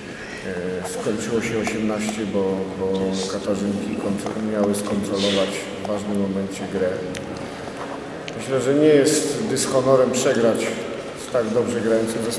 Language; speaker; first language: Polish; native; Polish